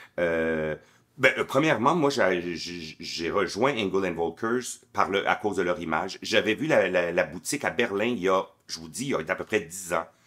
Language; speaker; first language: French; native; French